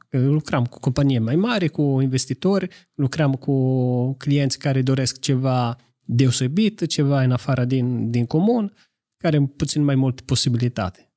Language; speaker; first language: Romanian; non-native, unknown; Italian